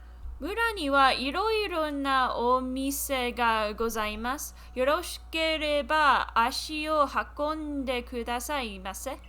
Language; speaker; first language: Japanese; non-native, learner; English